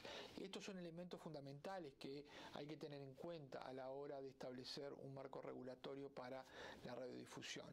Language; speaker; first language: Spanish; native; Spanish